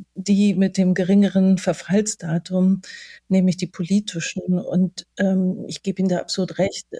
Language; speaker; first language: German; native; German